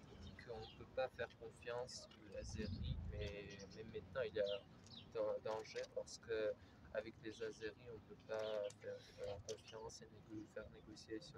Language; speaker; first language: French; non-native, learner; Armenian